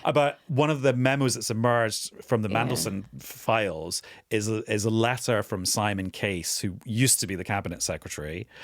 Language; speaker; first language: English; native; English